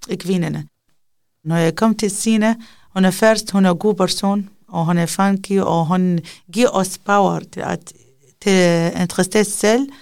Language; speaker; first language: Danish; non-native, learner; Arabic